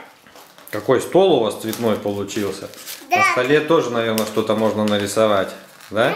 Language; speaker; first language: Russian; native; Russian